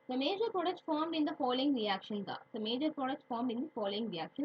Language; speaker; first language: English; non-native, local second language; Tamil